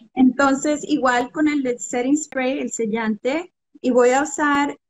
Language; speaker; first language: Spanish; early bilingual, other home language; English